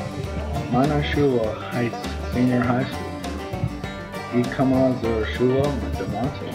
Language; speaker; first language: German; non-native, learner; English